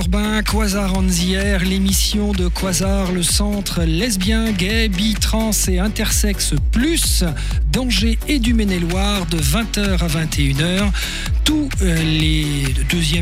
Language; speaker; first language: French; native; French